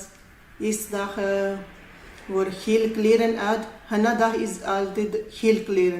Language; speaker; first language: Dutch; non-native, learner; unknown